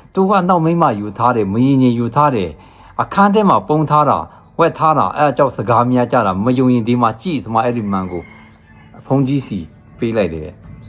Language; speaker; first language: Burmese; non-native, local second language; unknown